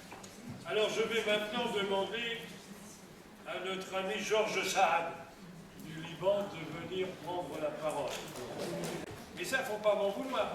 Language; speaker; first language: French; native; French